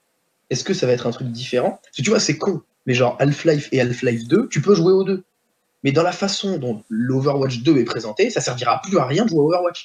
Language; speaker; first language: French; native; French